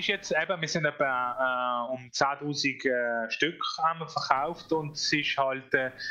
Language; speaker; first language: German; non-native, fluent; Italian